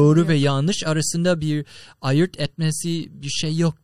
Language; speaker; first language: Turkish; non-native, learner; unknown